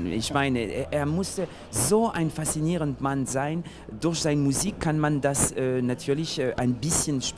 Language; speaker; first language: German; non-native, fluent; French